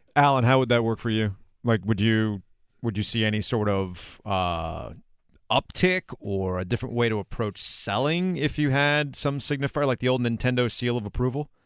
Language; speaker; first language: English; early bilingual, other home language; Spanish